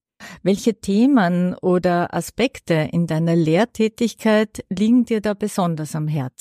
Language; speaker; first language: German; native; German